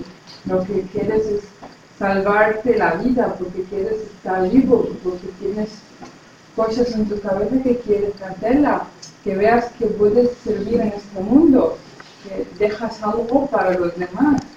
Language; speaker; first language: Spanish; non-native, fluent; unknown